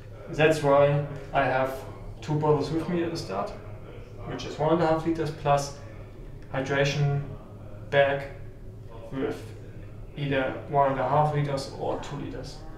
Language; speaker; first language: English; non-native, fluent; German